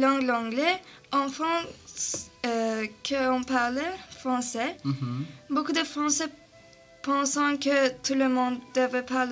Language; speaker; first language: French; non-native, learner; Turkish